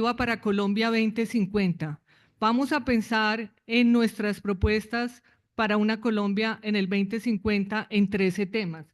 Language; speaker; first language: Spanish; native; Spanish